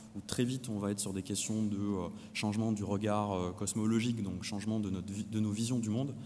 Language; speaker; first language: French; native; French